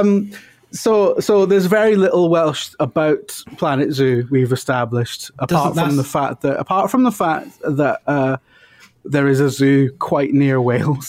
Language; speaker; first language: English; native; English